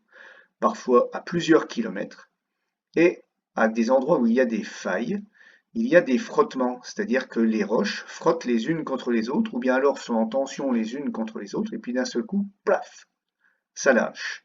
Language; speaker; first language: French; native; French